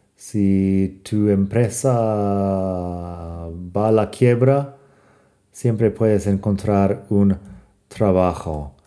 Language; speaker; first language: Spanish; non-native, fluent; English